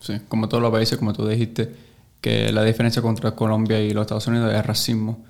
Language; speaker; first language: Spanish; early bilingual, heritage; English